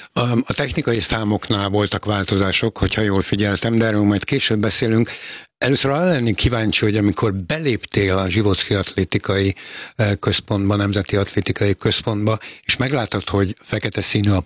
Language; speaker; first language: Hungarian; native; Hungarian